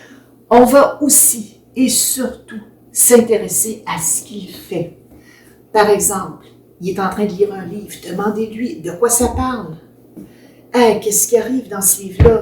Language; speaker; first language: French; native; French